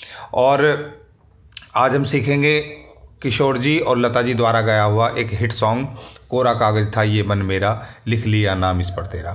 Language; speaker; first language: Hindi; native; Hindi